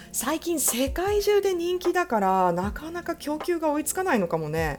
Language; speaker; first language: Japanese; native; Japanese